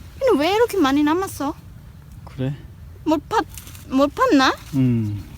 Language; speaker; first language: Korean; non-native, learner; Khmer